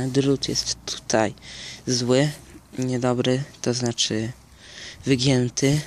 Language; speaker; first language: Polish; early bilingual, heritage; Polish